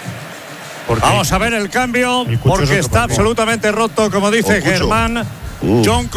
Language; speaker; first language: Spanish; native; Spanish